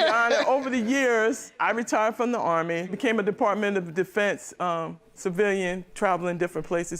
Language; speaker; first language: English; native; English